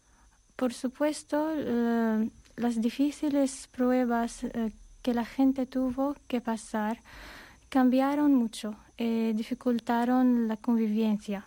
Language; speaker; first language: Spanish; non-native, fluent; Armenian